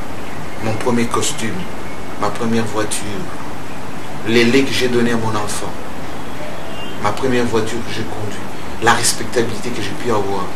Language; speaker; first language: French; non-native, local second language; Luba-Lulua